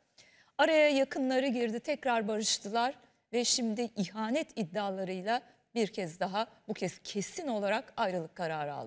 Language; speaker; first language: Turkish; native; Turkish